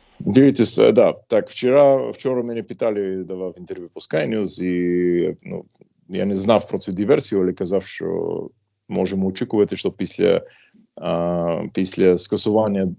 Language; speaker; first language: Ukrainian; non-native, fluent; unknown